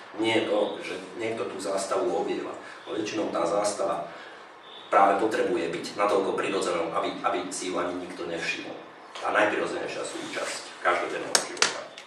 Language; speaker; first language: Slovak; non-native, local second language; Hungarian